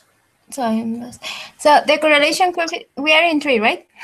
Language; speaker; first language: English; non-native, learner; Spanish